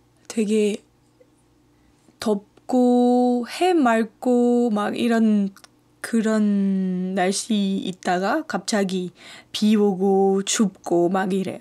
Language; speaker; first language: Korean; non-native, fluent; French